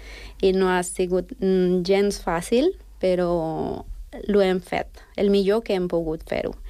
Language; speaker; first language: Catalan; non-native, fluent; Spanish